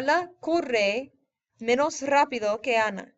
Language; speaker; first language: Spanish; non-native, fluent; English